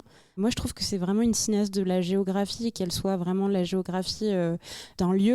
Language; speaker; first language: French; native; French